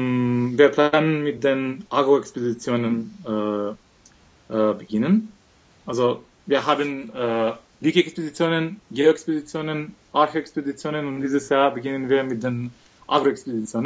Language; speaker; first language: German; non-native, fluent; Macedonian